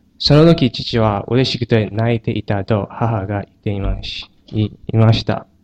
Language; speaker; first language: Japanese; non-native, learner; Chinese